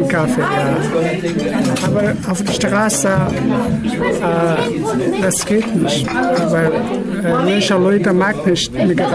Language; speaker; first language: German; non-native, learner; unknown